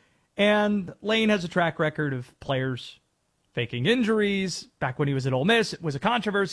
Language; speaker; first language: English; native; English